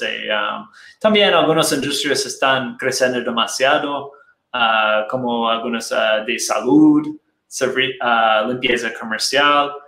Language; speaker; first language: Spanish; non-native, fluent; Portuguese